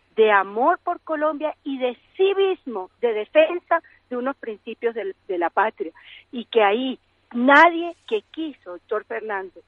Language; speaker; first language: Spanish; native; Spanish